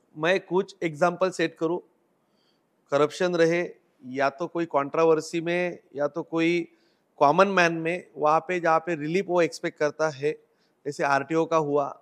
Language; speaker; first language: Hindi; non-native, local second language; Marathi